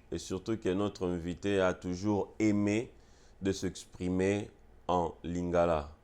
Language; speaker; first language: French; non-native, local second language; Lingala